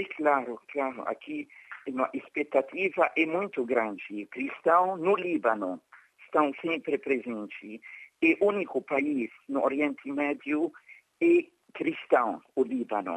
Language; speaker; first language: Portuguese; non-native, fluent; Arabic